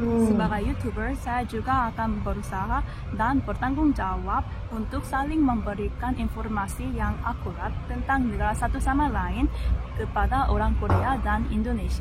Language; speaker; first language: Indonesian; non-native, fluent; Korean